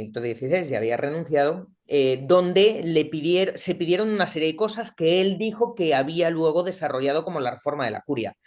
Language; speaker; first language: Spanish; native; Spanish